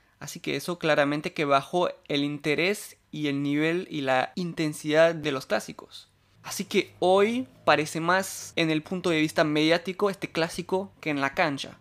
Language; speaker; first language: Spanish; non-native, fluent; French